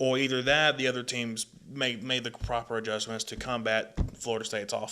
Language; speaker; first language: English; native; English